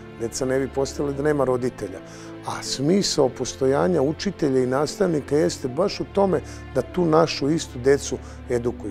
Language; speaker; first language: Serbian; native; Serbian